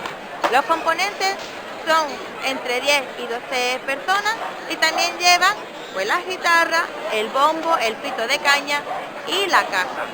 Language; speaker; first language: Spanish; native; Spanish